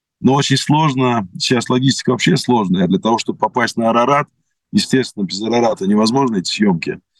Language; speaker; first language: Russian; native; Russian